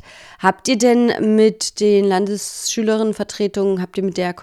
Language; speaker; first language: German; native; German